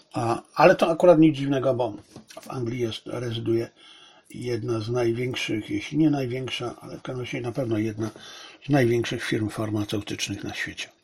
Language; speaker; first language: Polish; native; Polish